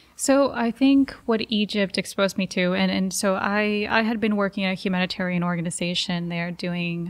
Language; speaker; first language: English; early bilingual, other home language; Spanish